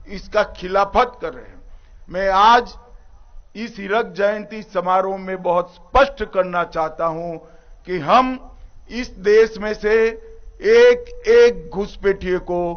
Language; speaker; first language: Hindi; non-native, local second language; Gujarati